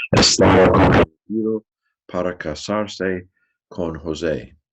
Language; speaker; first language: Spanish; non-native, learner; English